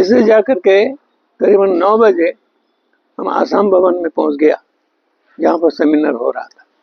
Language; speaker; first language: Hindi; non-native, local second language; Bangla